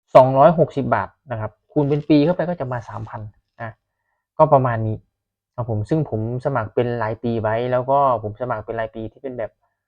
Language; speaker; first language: Thai; native; Thai